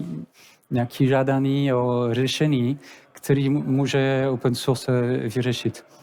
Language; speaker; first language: Czech; non-native, learner; French